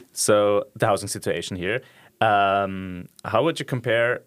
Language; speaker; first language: English; non-native, fluent; German